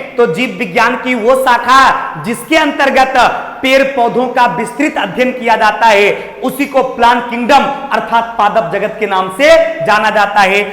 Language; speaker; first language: Hindi; native; Hindi